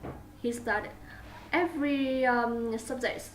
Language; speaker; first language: English; non-native, learner; Vietnamese